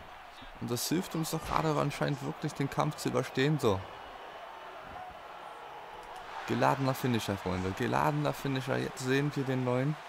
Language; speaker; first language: German; native; German